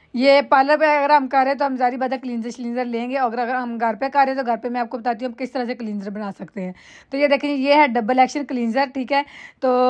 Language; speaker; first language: Urdu; non-native, local second language; Punjabi